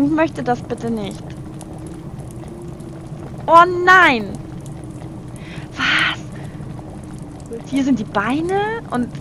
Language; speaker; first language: German; native; German